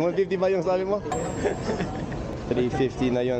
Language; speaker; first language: Filipino; non-native, learner; English